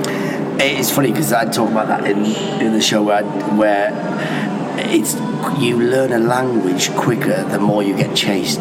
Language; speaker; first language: English; non-native, local second language; Persian